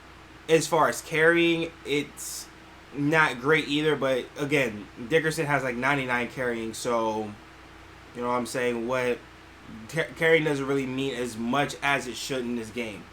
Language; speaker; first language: English; native; English